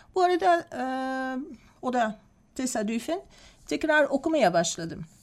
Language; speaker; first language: Turkish; non-native, fluent; Dutch